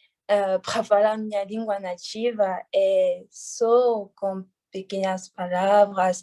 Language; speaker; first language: Portuguese; non-native, fluent; French